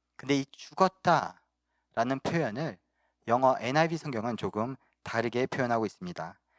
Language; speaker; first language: Korean; early bilingual, heritage; Korean